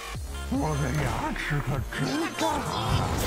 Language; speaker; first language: Chinese; native; Chinese